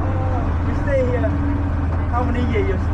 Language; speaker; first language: English; non-native, learner; Khmer